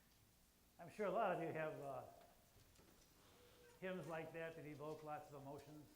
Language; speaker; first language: English; native; English